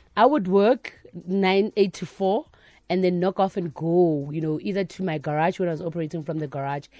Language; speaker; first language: English; non-native, local second language; Northern Sotho